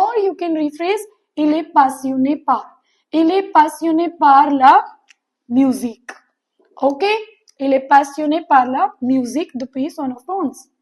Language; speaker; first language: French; non-native, fluent; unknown